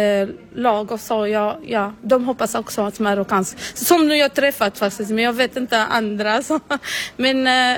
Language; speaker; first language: Swedish; non-native, learner; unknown